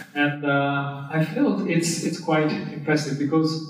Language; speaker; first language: English; non-native, fluent; Japanese